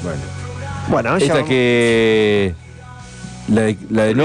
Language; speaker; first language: Spanish; native; Spanish